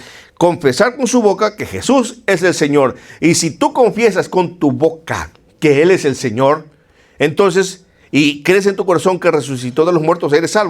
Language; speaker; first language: Spanish; native; Spanish